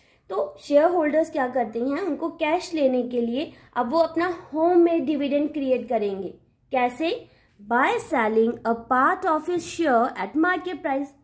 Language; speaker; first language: Hindi; native; Hindi